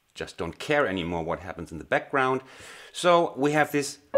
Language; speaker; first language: English; non-native, fluent; German